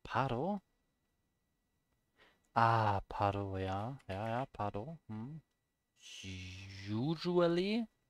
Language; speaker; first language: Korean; non-native, learner; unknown